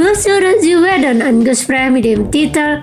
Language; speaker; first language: German; non-native, fluent; Indonesian